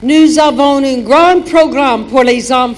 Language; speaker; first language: French; non-native, learner; German